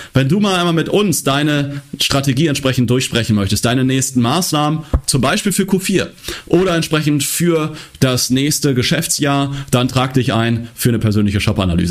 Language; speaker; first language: German; native; German